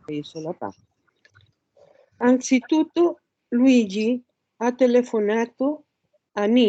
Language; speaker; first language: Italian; non-native, learner; Spanish